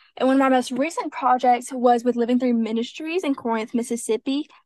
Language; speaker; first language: English; native; English